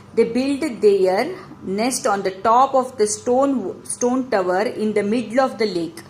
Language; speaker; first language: English; non-native, local second language; Kannada